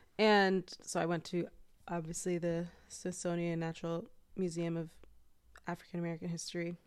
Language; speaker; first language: English; native; English